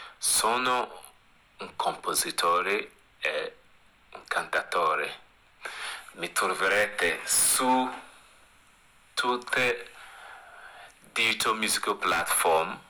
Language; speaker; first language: Italian; non-native, fluent; English